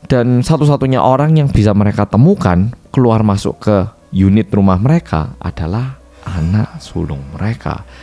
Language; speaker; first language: Indonesian; non-native, fluent; Korean